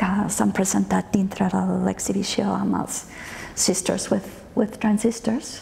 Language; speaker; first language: Catalan; non-native, fluent; English